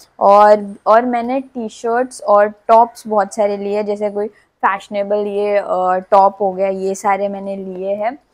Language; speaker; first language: Hindi; non-native, local second language; Tulu